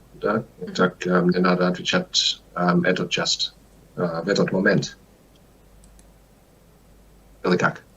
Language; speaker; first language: Russian; non-native, learner; English